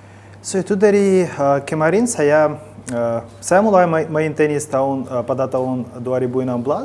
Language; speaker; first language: Indonesian; non-native, learner; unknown